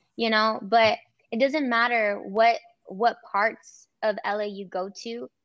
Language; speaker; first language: English; early bilingual, other home language; Spanish